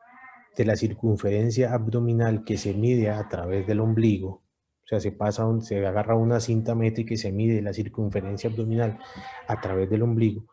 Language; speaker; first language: Spanish; native; Spanish